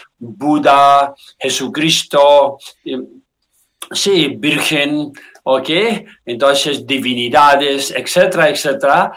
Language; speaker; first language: Spanish; non-native, learner; Tibetan